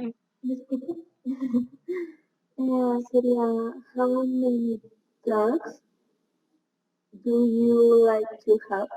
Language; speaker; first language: English; non-native, learner; Spanish